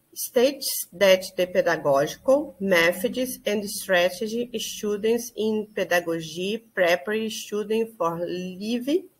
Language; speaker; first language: English; non-native, learner; Portuguese